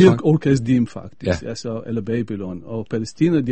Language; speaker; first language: Danish; non-native, fluent; Arabic